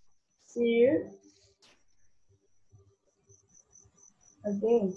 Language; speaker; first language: English; non-native, learner; Vietnamese